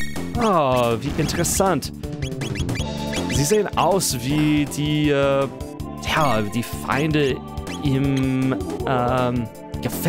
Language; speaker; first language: German; non-native, fluent; English